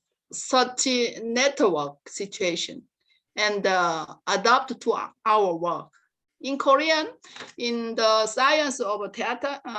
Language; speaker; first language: English; non-native, learner; Korean